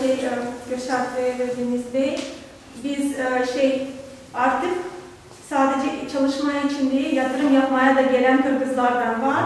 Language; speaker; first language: Turkish; non-native, learner; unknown